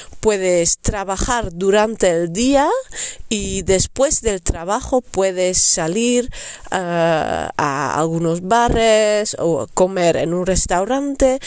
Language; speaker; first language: Spanish; non-native, fluent; Dutch